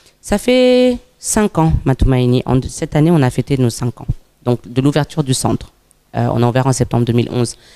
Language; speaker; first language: French; native; French